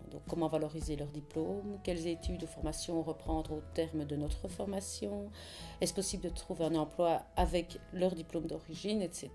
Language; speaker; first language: French; native; French